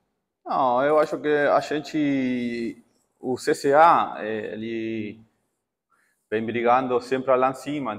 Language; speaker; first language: Portuguese; non-native, fluent; Spanish